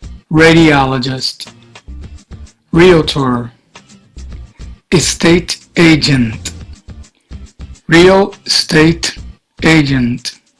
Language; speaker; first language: English; non-native, fluent; Portuguese